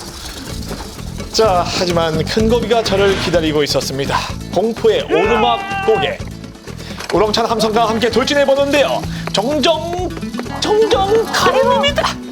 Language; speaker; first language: Korean; native; Korean